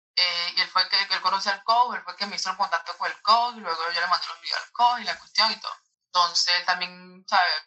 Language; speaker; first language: Spanish; native; Spanish